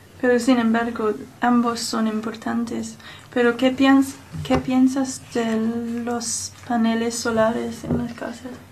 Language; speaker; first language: Spanish; non-native, learner; English